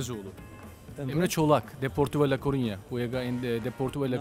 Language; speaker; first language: Spanish; non-native, learner; Turkish